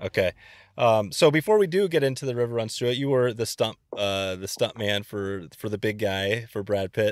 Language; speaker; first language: English; native; English